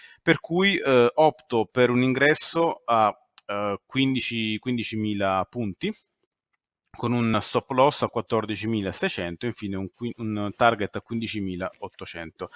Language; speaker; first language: Italian; native; Italian